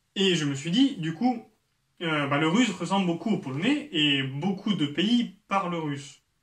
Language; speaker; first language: French; native; French